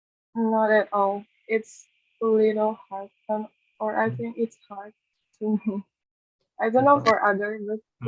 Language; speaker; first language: English; non-native, learner; Indonesian